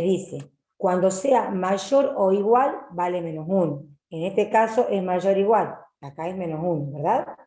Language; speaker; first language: Spanish; native; Spanish